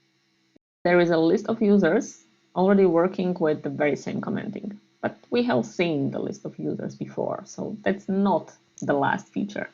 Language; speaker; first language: English; non-native, fluent; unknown